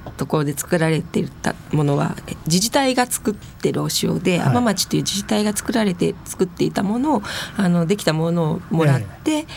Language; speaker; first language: Japanese; native; Japanese